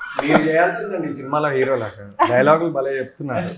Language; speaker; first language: Telugu; native; Telugu